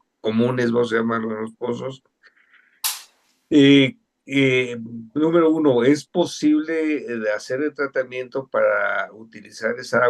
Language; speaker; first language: Spanish; native; Spanish